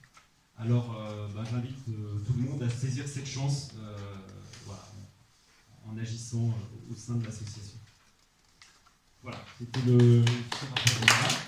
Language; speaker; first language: French; native; French